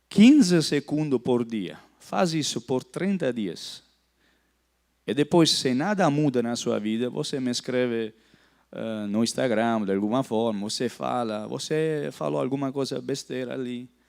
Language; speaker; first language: Portuguese; non-native, fluent; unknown